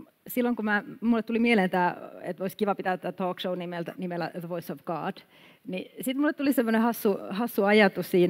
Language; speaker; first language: Finnish; native; Finnish